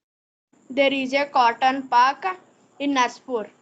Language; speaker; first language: English; non-native, learner; Telugu